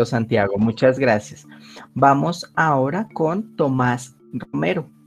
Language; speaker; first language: Spanish; native; Spanish